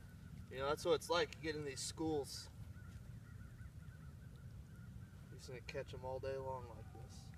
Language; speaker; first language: English; native; English